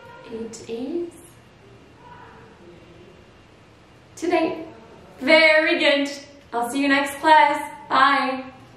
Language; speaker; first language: English; non-native, fluent; Portuguese